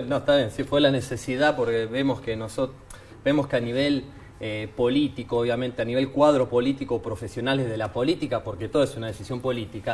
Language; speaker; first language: Spanish; native; Spanish